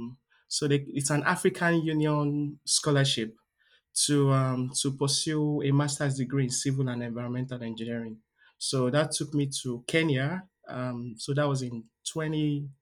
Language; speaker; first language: English; non-native, local second language; Yoruba